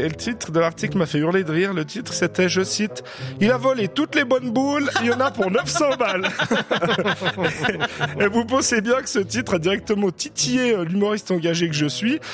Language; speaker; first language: French; native; French